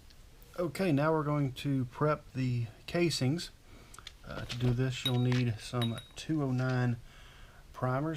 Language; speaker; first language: English; native; English